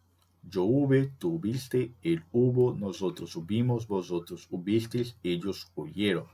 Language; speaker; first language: Spanish; non-native, fluent; Portuguese